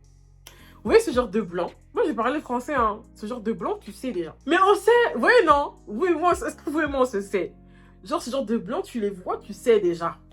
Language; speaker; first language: French; native; French